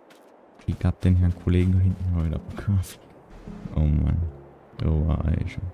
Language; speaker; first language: German; native; German